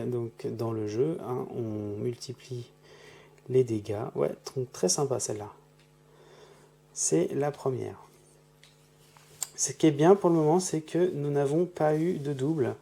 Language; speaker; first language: French; native; French